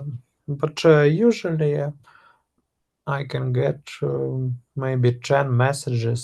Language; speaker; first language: English; non-native, learner; Russian